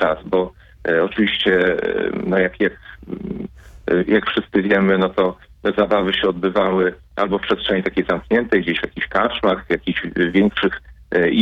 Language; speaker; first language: Polish; native; Polish